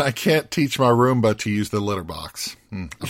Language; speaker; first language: English; native; English